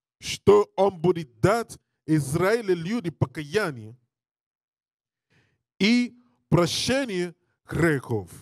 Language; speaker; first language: Russian; non-native, learner; English